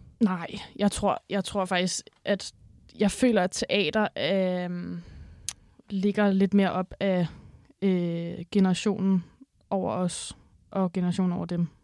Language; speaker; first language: Danish; native; Danish